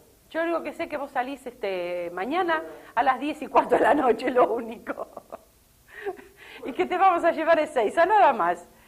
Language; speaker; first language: Spanish; native; Spanish